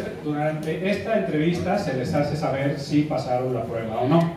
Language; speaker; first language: Spanish; native; Spanish